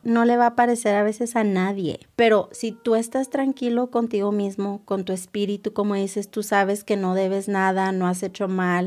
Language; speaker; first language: Spanish; early bilingual, other home language; English